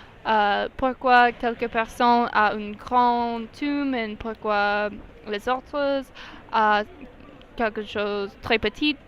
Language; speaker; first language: French; non-native, learner; English